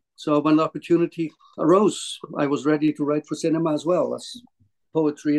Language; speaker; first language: English; non-native, fluent; Icelandic